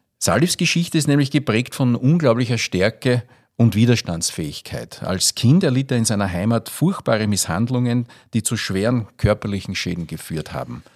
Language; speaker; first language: German; native; German